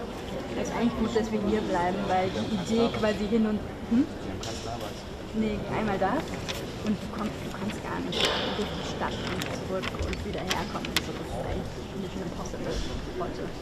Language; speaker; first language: German; native; German